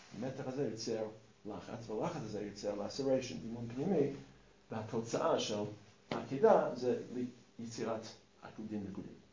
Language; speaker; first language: Hebrew; non-native, fluent; English